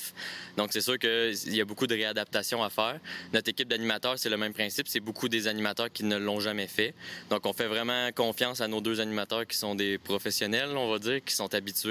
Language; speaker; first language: French; native; French